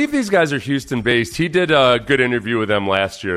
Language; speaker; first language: English; native; English